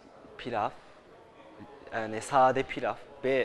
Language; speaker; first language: Turkish; non-native, fluent; Japanese